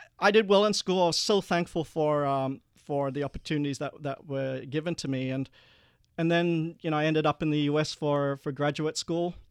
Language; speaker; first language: English; early bilingual, other home language; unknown